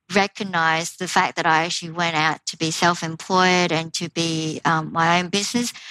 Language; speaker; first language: English; native; English